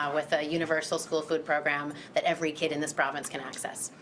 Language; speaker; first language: English; native; English